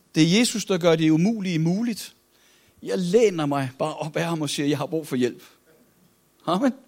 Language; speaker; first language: Danish; native; Danish